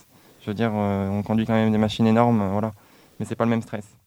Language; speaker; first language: French; native; French